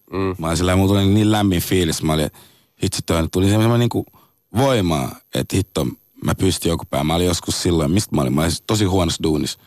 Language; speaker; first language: Finnish; non-native, fluent; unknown